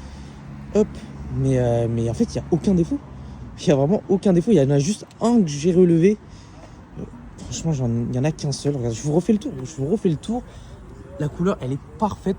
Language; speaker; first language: French; native; French